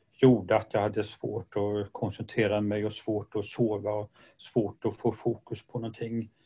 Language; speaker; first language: Swedish; native; Swedish